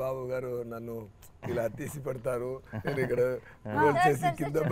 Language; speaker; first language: Telugu; non-native, learner; Tamil